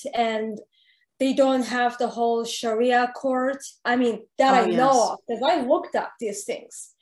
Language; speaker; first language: English; non-native, fluent; Arabic